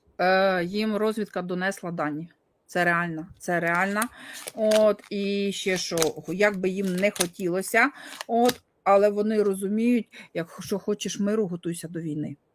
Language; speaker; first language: Ukrainian; non-native, local second language; Russian